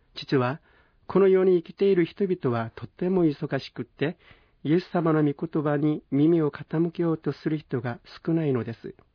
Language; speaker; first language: Japanese; non-native, fluent; Korean